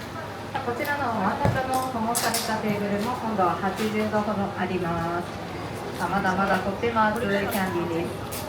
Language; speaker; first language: Japanese; native; Japanese